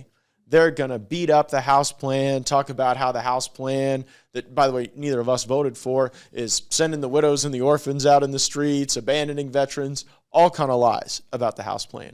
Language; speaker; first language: English; native; English